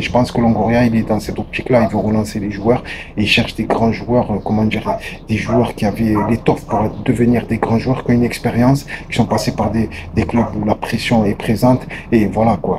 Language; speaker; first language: French; native; French